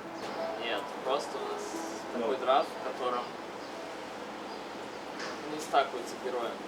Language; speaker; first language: Russian; native; Russian